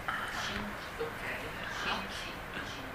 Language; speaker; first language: Chinese; non-native, learner; Italian